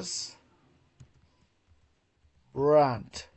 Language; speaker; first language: English; non-native, fluent; Spanish